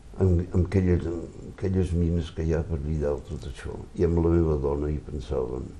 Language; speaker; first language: Catalan; early bilingual, heritage; Catalan